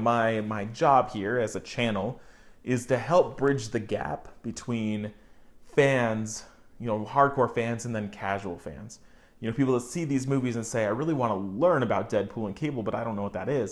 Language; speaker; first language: English; native; English